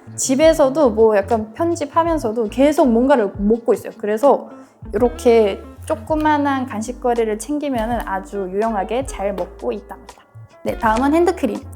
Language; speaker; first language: Korean; native; Korean